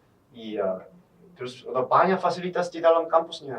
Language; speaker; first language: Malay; non-native, fluent; Korean